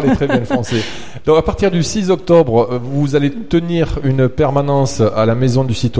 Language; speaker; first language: French; native; French